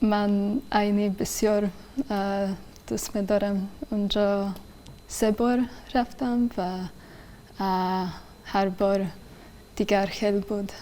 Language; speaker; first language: Persian; non-native, fluent; English